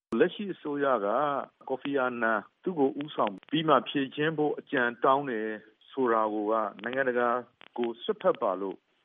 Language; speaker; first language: Burmese; native; Burmese